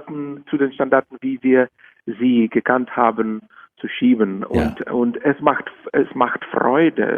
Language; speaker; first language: German; non-native, fluent; Czech